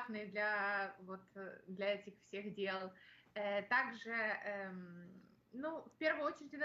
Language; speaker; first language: Russian; native; Russian